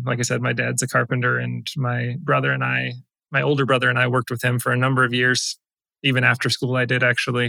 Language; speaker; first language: English; native; English